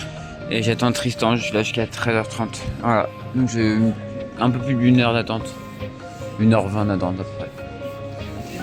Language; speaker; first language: French; native; French